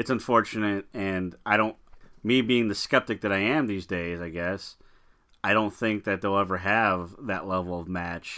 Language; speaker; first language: English; native; English